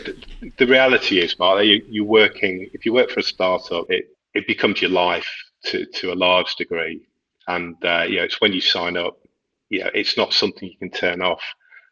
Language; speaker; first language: English; native; English